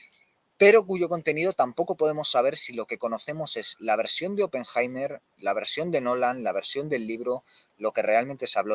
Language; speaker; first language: Spanish; native; Spanish